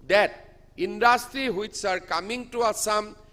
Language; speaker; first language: English; non-native, local second language; Assamese